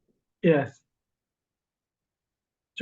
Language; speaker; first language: English; non-native, learner; Indonesian